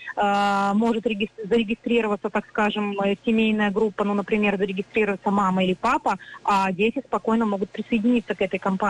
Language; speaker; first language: Russian; native; Russian